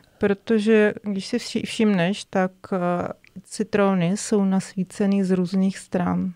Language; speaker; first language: Czech; non-native, fluent; Russian